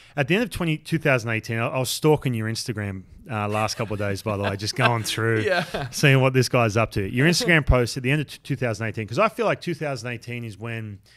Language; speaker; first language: English; native; English